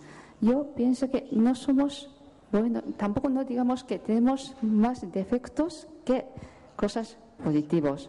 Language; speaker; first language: Spanish; non-native, fluent; Japanese